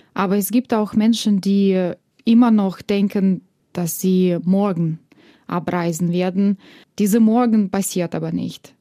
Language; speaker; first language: German; non-native, fluent; Russian